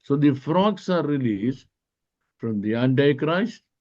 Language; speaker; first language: English; non-native, local second language; Malayalam